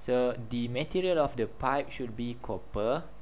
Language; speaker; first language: English; non-native, local second language; Malay